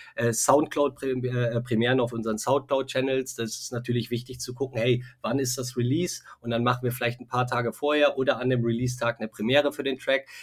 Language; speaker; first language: German; native; German